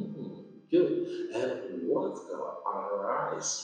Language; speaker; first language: English; non-native, fluent; Vietnamese